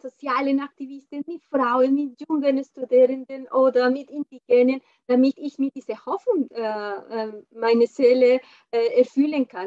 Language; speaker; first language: German; non-native, fluent; Spanish